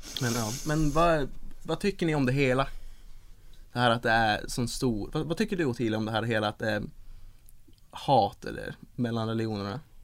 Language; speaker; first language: Swedish; early bilingual, other home language; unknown